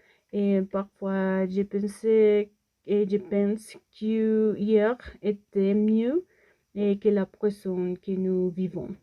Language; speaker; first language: French; non-native, learner; Spanish